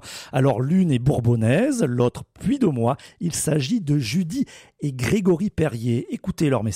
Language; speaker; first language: French; native; French